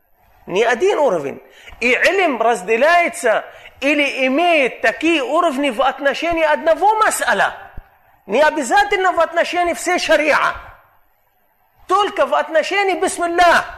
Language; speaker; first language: Russian; non-native, fluent; Arabic